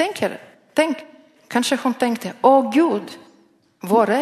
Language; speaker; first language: Swedish; non-native, learner; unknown